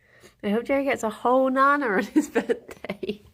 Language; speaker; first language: English; native; English